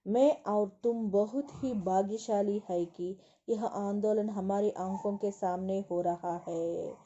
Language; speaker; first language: Hindi; non-native, local second language; Telugu